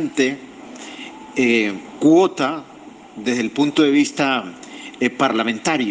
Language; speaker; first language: Spanish; native; Spanish